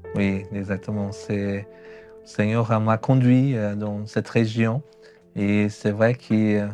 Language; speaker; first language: French; non-native, fluent; Portuguese